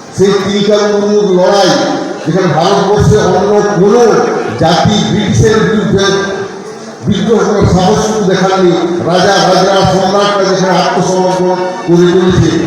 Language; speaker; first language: Bangla; non-native, local second language; Santali